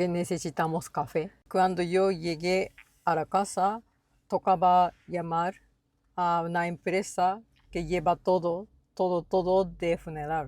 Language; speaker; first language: Spanish; non-native, learner; Japanese